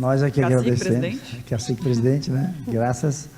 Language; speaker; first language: Portuguese; native; Portuguese